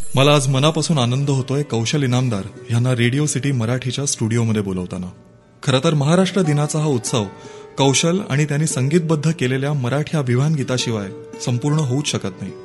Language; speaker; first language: Marathi; native; Marathi